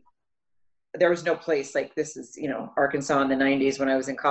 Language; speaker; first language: English; native; English